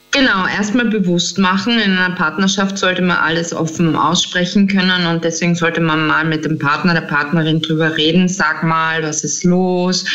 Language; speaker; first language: German; non-native, fluent; Macedonian